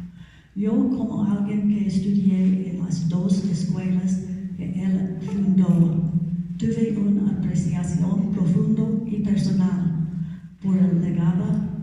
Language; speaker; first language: Spanish; non-native, learner; English